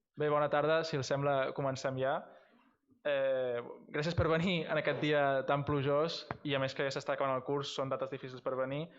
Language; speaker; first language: Catalan; non-native, local second language; Spanish